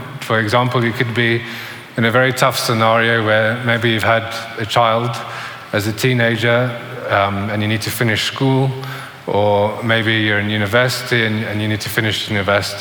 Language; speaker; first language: English; native; English